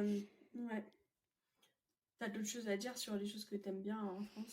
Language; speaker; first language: French; native; French